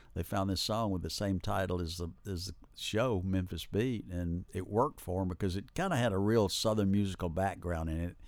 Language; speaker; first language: English; native; English